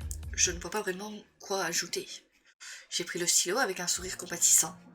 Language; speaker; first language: French; native; French